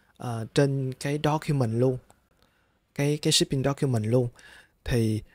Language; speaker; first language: Vietnamese; native; Vietnamese